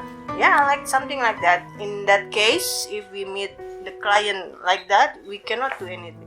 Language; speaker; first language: English; non-native, learner; Indonesian